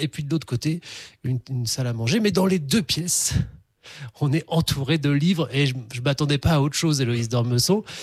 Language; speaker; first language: French; native; French